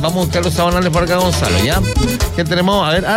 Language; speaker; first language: Spanish; native; Spanish